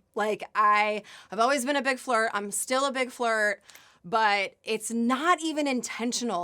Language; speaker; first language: English; native; English